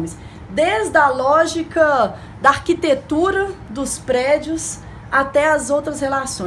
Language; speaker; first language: Portuguese; native; Portuguese